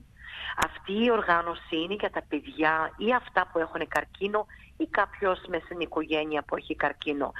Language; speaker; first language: Greek; early bilingual, heritage; Greek